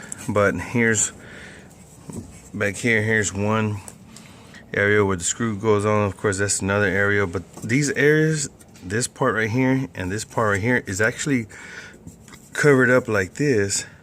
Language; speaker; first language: English; native; English